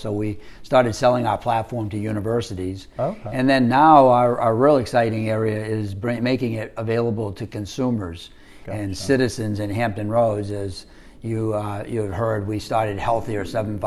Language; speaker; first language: English; native; English